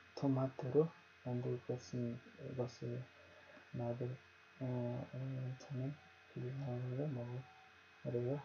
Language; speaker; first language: Korean; non-native, learner; Nepali